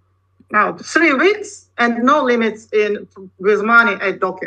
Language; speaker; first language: English; non-native, learner; Russian